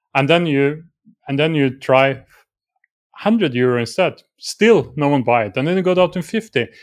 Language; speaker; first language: English; non-native, fluent; Norwegian